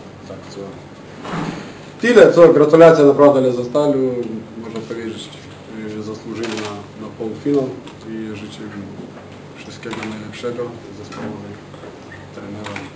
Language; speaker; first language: Polish; non-native, learner; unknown